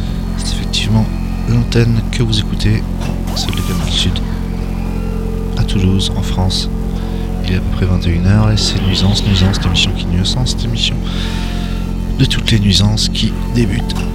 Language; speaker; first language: French; native; French